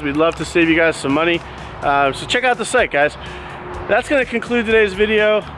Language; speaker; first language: English; native; English